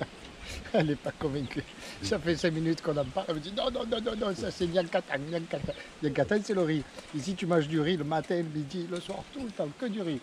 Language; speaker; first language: French; native; French